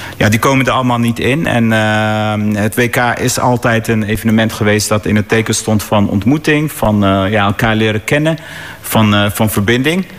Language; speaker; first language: Dutch; early bilingual, other home language; Arabic